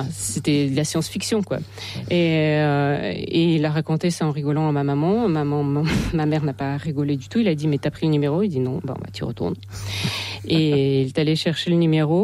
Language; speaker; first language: French; non-native, fluent; Russian